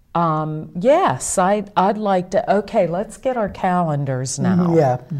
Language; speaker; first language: English; native; English